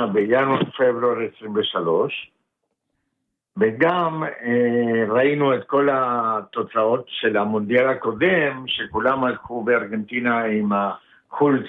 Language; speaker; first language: Hebrew; non-native, fluent; Spanish